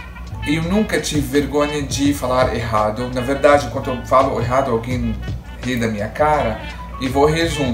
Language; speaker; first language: Portuguese; non-native, fluent; Arabic